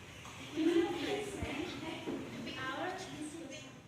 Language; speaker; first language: English; non-native, learner; Indonesian